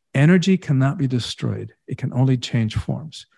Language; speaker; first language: English; early bilingual, other home language; Spanish